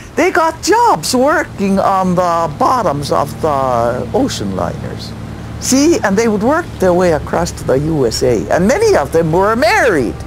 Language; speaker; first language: English; early bilingual, other home language; Finnish